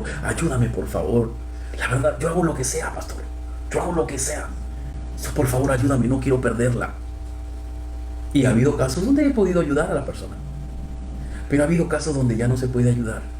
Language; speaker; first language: Spanish; native; Spanish